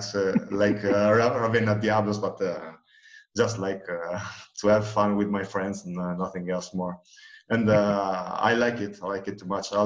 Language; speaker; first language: English; non-native, fluent; Italian